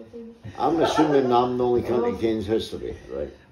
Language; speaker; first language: English; native; English